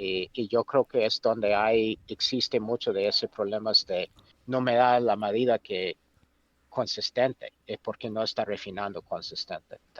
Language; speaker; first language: Spanish; non-native, fluent; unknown